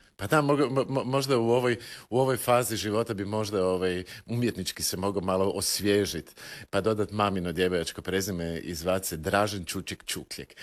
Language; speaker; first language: Croatian; native; Croatian